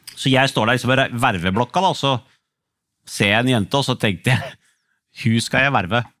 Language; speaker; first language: Norwegian; early bilingual, other home language; Urdu